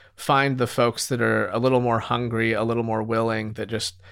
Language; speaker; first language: English; native; English